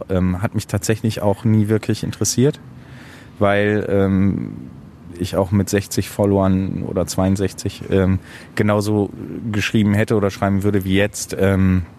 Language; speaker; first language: German; native; German